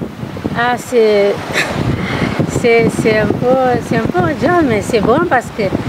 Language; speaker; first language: French; non-native, learner; Kabuverdianu